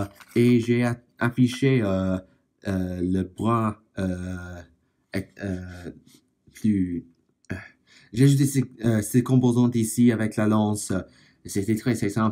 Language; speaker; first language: French; non-native, fluent; English